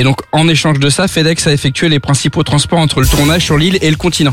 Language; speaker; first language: French; native; French